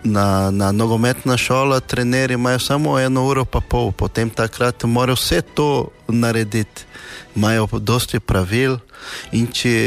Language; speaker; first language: Slovenian; non-native, fluent; Portuguese